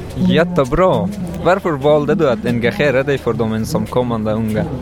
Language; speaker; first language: Swedish; non-native, learner; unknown